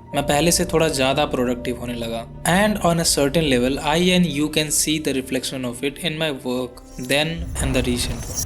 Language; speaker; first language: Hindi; non-native, local second language; Bhojpuri